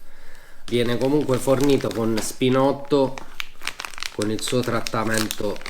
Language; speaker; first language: Italian; native; Italian